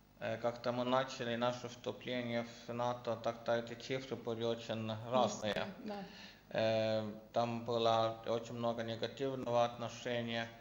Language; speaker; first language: Russian; non-native, learner; Estonian